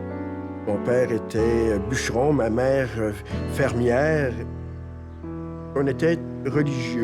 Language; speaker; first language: French; native; French